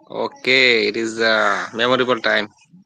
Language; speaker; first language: English; non-native, learner; Bangla